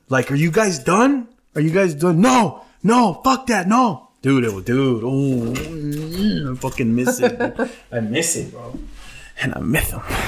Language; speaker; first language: English; early bilingual, other home language; Spanish